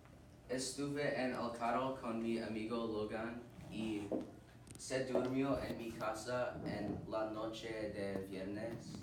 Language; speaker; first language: Spanish; non-native, learner; English